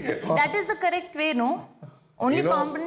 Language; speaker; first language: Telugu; non-native, fluent; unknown